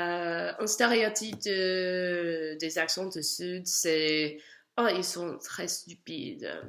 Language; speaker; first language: French; non-native, learner; English